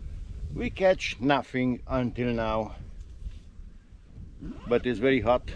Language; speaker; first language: English; non-native, learner; Romanian